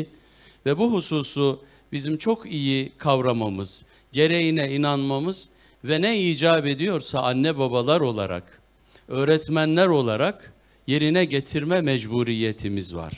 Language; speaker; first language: Turkish; native; Turkish